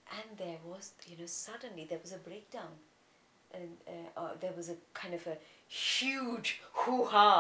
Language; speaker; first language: English; non-native, local second language; Tamil